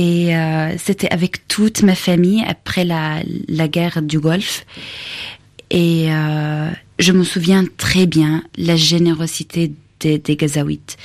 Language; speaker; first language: French; non-native, fluent; Arabic